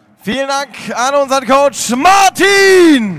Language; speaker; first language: German; native; German